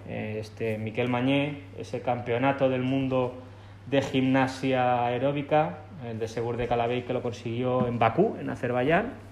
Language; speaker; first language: Spanish; non-native, local second language; Catalan